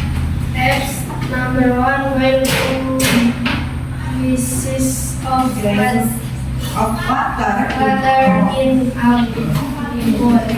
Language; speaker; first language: English; non-native, learner; Indonesian